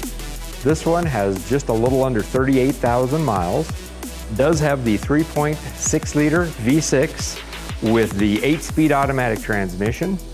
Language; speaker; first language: English; native; English